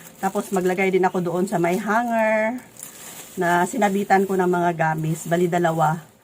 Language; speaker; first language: Filipino; non-native, local second language; Cebuano